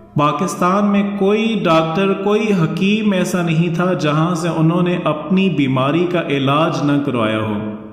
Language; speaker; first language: Urdu; non-native, local second language; Northern Hindko